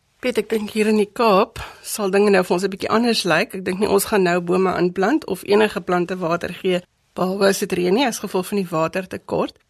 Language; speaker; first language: Afrikaans; native; Afrikaans